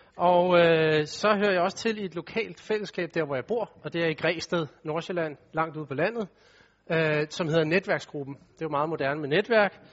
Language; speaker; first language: Danish; native; Danish